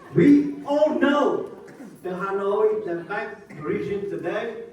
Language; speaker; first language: English; non-native, learner; Khmer